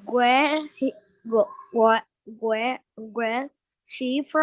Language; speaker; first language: English; non-native, learner; Vietnamese